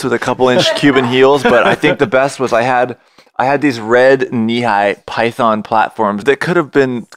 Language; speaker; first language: English; native; English